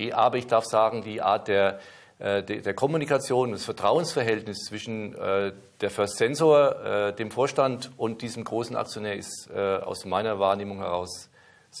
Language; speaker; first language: German; native; German